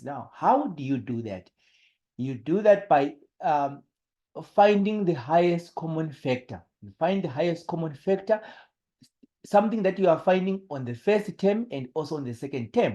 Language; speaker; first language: English; non-native, local second language; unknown